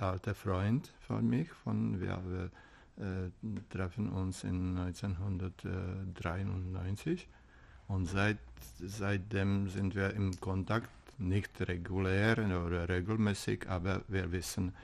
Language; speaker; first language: German; non-native, learner; Czech